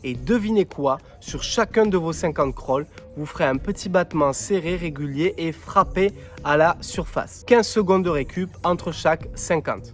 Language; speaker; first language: French; native; French